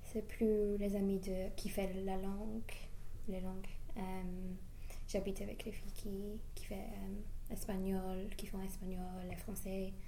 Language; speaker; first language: French; non-native, learner; English